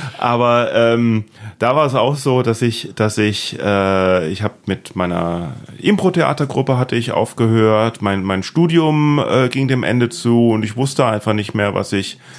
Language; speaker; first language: German; native; German